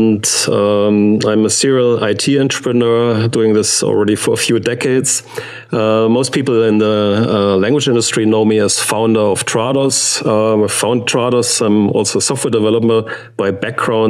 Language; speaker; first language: English; non-native, fluent; German